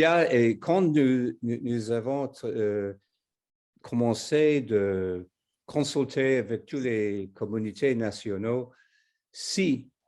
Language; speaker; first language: French; non-native, fluent; English